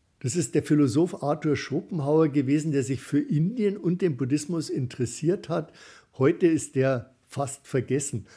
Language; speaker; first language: German; native; German